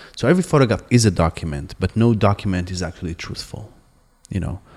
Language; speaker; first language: English; non-native, fluent; Hebrew